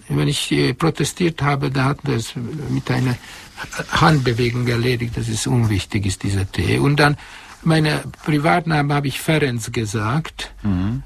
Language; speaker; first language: German; non-native, fluent; Hungarian